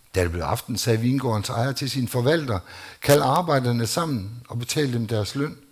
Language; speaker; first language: Danish; native; Danish